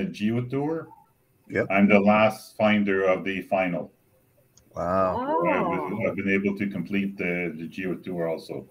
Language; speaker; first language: English; native; English